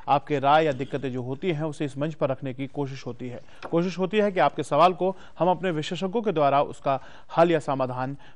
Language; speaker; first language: Hindi; native; Hindi